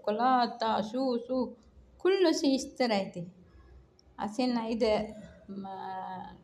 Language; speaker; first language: Arabic; non-native, learner; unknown